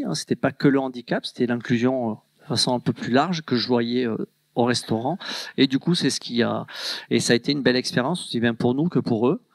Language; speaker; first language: French; native; French